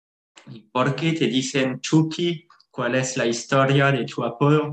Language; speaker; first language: Spanish; non-native, fluent; French